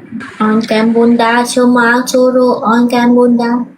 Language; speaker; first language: Indonesian; non-native, learner; Vietnamese